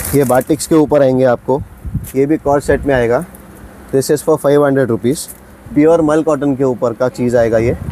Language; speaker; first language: Hindi; non-native, local second language; Marathi